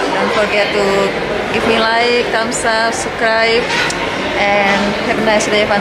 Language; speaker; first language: English; non-native, learner; Indonesian